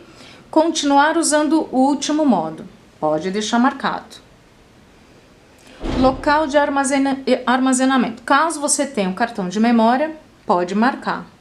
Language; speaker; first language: Portuguese; native; Portuguese